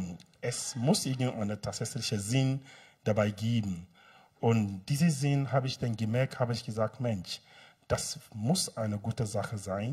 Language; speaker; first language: German; non-native, fluent; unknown